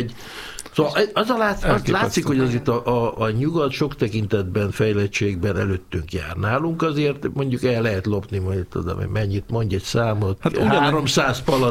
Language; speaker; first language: Hungarian; native; Hungarian